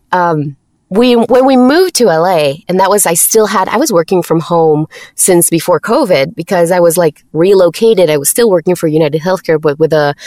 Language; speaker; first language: English; non-native, fluent; Spanish